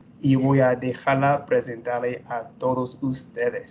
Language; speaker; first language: Spanish; non-native, fluent; English